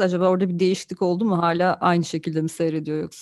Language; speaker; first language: Turkish; native; Turkish